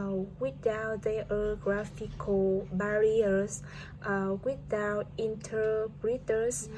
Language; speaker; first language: English; non-native, learner; Vietnamese